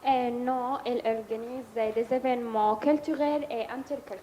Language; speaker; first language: French; non-native, learner; Arabic